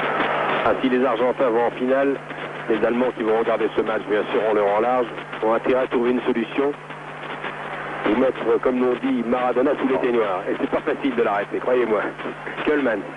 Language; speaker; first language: French; native; French